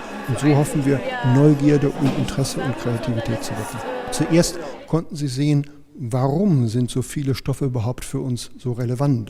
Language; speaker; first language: German; native; German